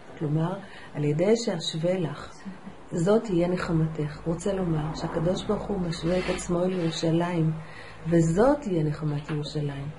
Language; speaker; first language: Hebrew; native; Hebrew